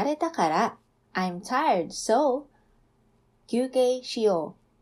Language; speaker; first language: Japanese; non-native, fluent; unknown